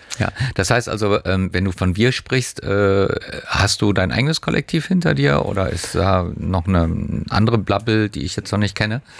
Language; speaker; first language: German; native; German